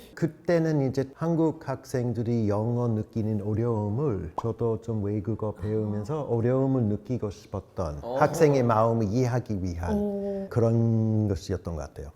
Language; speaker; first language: Korean; non-native, fluent; English